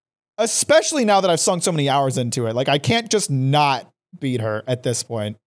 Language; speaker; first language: English; native; English